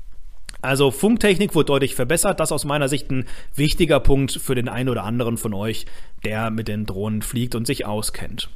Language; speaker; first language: German; native; German